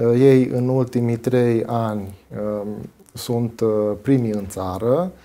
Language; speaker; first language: Romanian; non-native, local second language; Hungarian